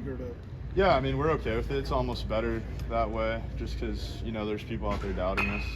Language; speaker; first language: English; native; English